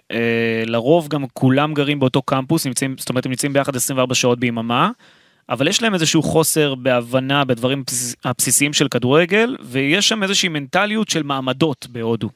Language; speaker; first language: Hebrew; native; Hebrew